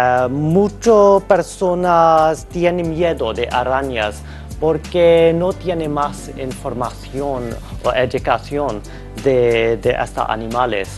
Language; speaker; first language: Spanish; non-native, learner; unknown